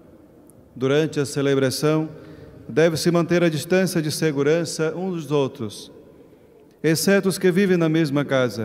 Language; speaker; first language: Portuguese; native; Portuguese